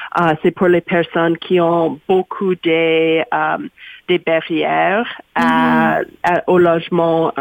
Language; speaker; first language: French; non-native, learner; English